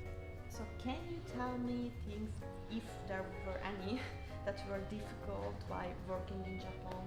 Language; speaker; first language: English; non-native, fluent; Japanese